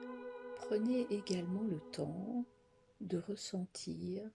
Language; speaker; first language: French; native; French